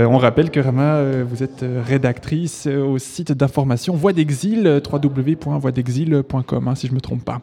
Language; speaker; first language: French; native; French